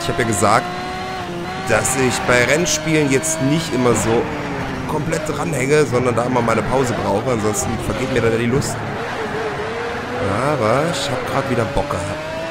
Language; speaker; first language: German; native; German